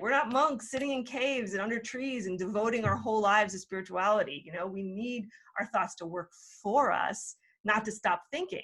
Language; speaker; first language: English; native; English